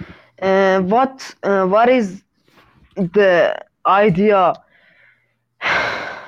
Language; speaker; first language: English; non-native, learner; Persian